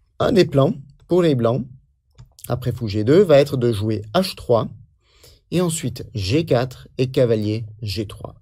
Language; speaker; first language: French; native; French